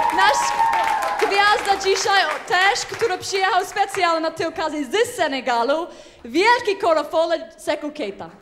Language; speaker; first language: Polish; non-native, learner; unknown